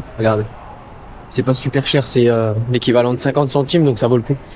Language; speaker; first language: French; native; French